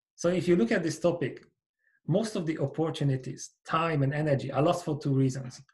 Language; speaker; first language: English; non-native, fluent; Hungarian